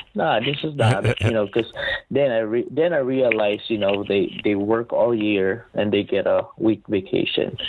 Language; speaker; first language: English; non-native, local second language; Filipino